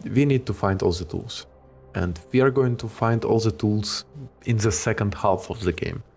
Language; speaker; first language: English; non-native, fluent; Ukrainian